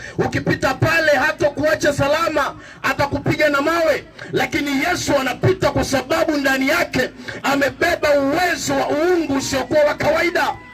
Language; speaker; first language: Swahili; native; Swahili